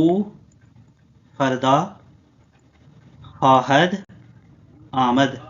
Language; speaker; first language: Persian; non-native, fluent; Urdu